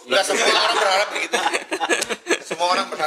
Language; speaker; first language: Indonesian; native; Indonesian